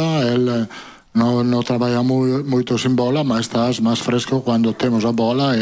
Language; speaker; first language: Portuguese; non-native, learner; Italian